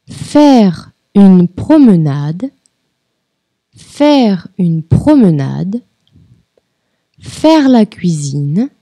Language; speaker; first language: French; non-native, fluent; Portuguese